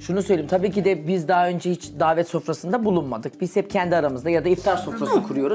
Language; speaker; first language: Turkish; native; Turkish